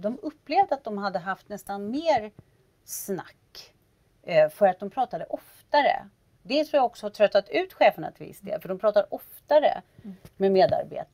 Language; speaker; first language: Swedish; native; Swedish